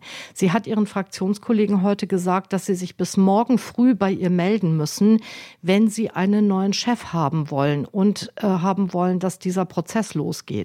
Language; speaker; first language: German; native; German